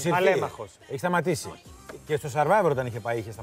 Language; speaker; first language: Greek; native; Greek